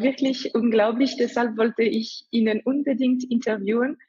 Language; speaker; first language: German; non-native, fluent; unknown